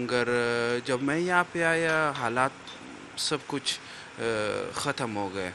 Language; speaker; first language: Hindi; non-native, fluent; Pashto